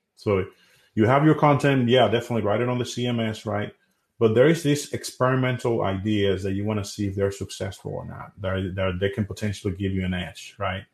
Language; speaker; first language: English; non-native, fluent; Spanish